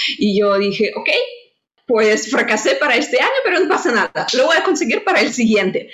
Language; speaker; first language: Spanish; non-native, fluent; Russian